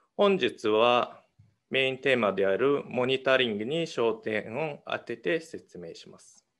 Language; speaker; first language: Japanese; non-native, fluent; Mongolian